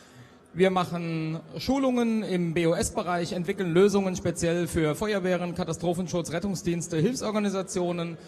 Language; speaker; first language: German; native; German